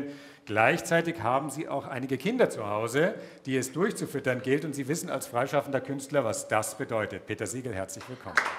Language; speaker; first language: German; native; German